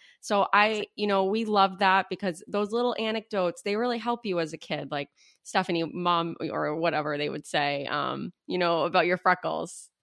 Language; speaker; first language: English; native; English